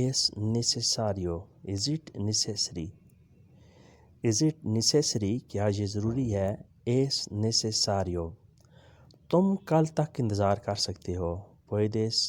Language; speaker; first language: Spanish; non-native, learner; Urdu